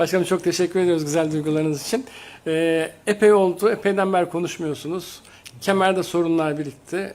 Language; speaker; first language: Turkish; native; Turkish